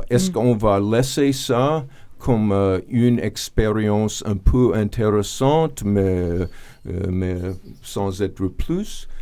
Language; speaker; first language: French; non-native, fluent; English